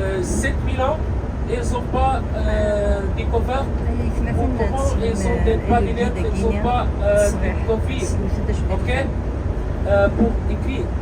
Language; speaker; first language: French; non-native, learner; Arabic